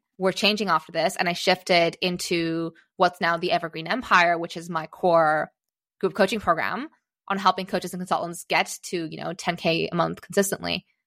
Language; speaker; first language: English; early bilingual, other home language; Czech